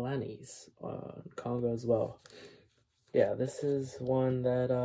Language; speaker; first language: English; native; English